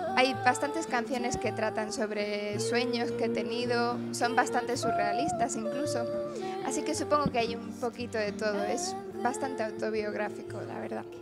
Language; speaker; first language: Spanish; early bilingual, other home language; English